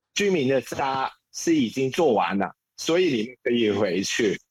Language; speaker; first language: Chinese; non-native, local second language; Cantonese